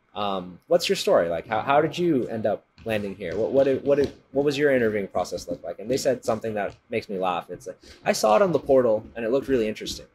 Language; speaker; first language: English; native; English